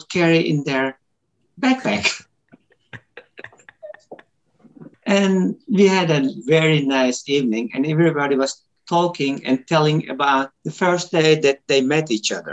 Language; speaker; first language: English; non-native, fluent; Turkish